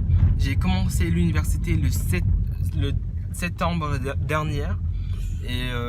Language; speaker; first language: French; non-native, fluent; English